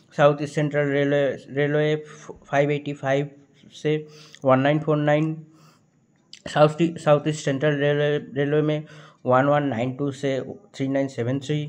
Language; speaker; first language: Hindi; non-native, local second language; Bangla